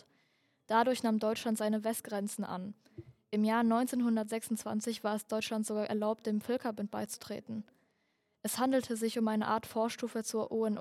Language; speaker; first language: German; native; German